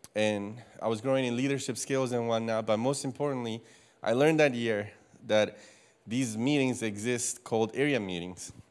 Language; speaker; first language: English; non-native, fluent; Spanish